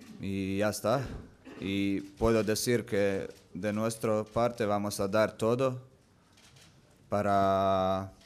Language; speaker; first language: Spanish; non-native, learner; Croatian